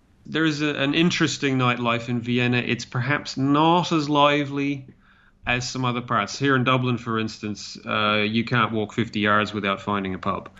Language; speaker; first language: English; native; English